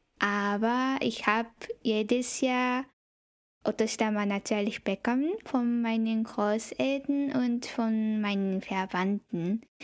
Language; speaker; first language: German; non-native, fluent; Japanese